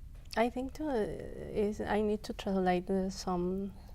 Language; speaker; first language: English; non-native, local second language; Spanish